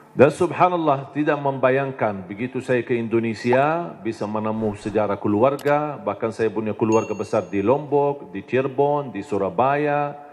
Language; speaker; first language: Indonesian; non-native, fluent; Arabic